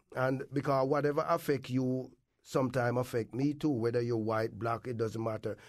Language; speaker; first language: English; native; English